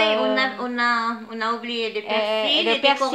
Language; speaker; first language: French; non-native, fluent; Arabic